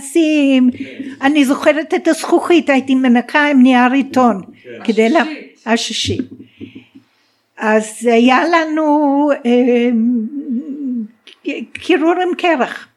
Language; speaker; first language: Hebrew; non-native, fluent; English